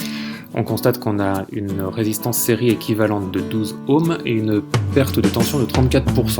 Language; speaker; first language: French; native; French